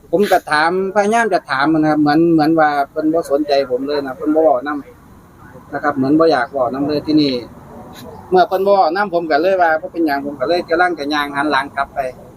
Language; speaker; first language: Thai; native; Thai